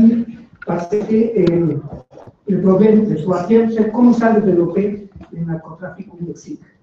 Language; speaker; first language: French; non-native, learner; Spanish